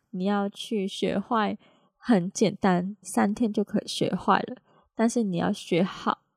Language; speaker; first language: Chinese; non-native, local second language; Cantonese